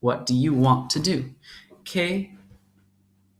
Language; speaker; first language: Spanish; non-native, fluent; English